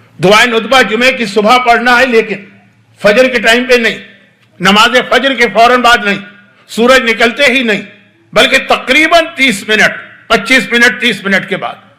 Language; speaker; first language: Urdu; native; Urdu